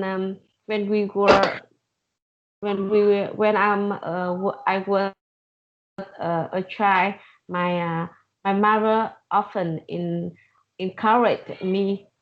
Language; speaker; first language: English; non-native, learner; Vietnamese